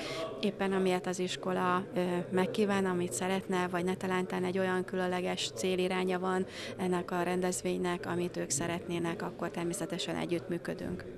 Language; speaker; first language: Hungarian; native; Hungarian